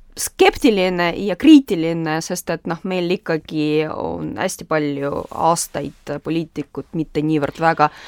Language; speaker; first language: Estonian; non-native, local second language; Russian